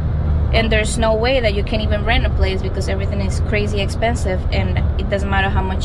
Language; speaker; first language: English; non-native, fluent; Spanish